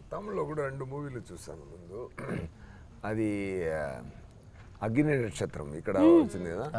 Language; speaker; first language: Telugu; non-native, learner; Tamil